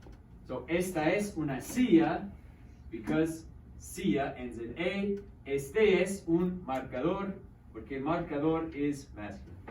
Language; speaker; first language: Spanish; non-native, fluent; English